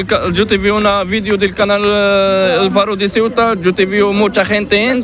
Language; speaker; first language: Spanish; non-native, learner; Arabic